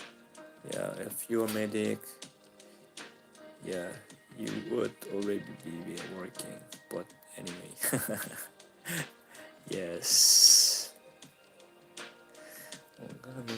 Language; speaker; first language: English; non-native, local second language; Filipino